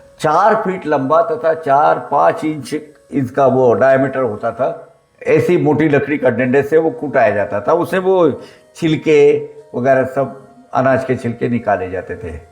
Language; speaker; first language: Hindi; non-native, local second language; Marathi